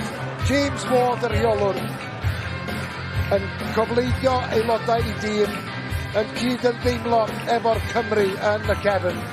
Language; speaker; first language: Welsh; native; Welsh